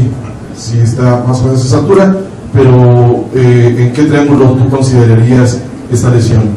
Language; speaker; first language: Spanish; native; Spanish